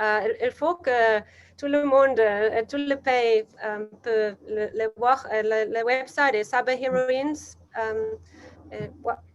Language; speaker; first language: French; non-native, learner; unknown